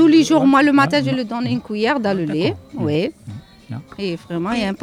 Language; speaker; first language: French; non-native, learner; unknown